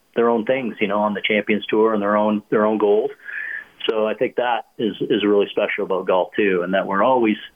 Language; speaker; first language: English; native; English